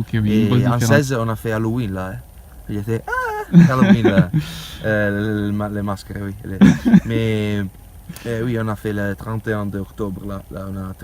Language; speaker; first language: French; non-native, learner; Italian